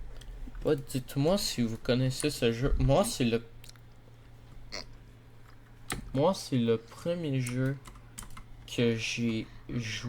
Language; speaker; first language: French; native; French